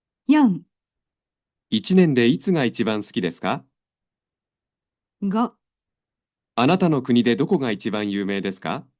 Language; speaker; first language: Japanese; non-native, learner; Indonesian